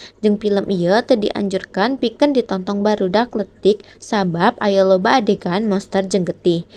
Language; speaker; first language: Sundanese; non-native, local second language; Indonesian